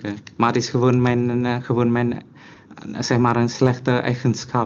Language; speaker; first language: Dutch; non-native, learner; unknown